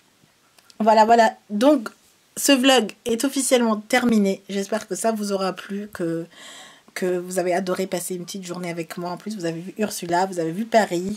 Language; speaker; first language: French; native; French